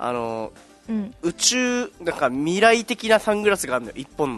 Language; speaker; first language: Japanese; native; Japanese